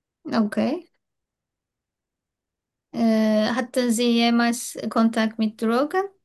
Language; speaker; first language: German; non-native, learner; Turkish